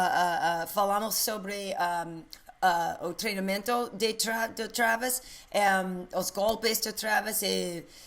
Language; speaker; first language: Portuguese; non-native, learner; English